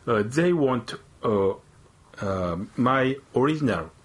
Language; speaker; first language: English; non-native, learner; Japanese